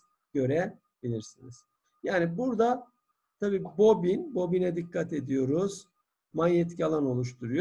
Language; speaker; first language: Turkish; native; Turkish